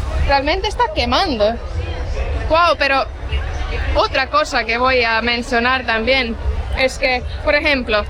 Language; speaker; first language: Spanish; non-native, fluent; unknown